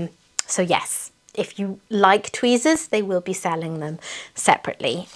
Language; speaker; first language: English; native; English